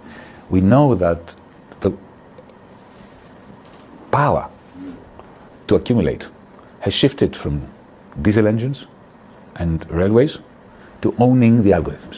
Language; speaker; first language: English; non-native, fluent; Greek